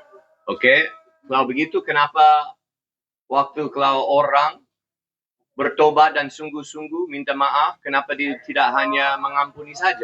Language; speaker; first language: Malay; non-native, fluent; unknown